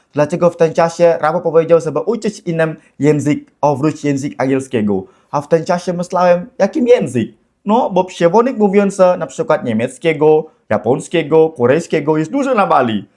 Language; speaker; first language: Polish; non-native, learner; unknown